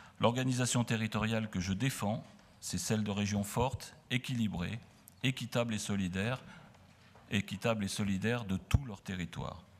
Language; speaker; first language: French; native; French